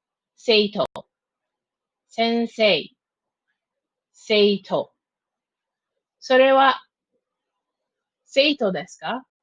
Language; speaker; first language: Japanese; non-native, fluent; English